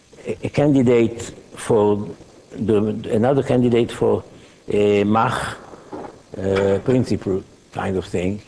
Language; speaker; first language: English; non-native, fluent; Hebrew